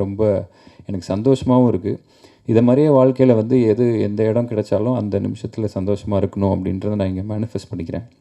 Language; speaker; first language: Tamil; native; Tamil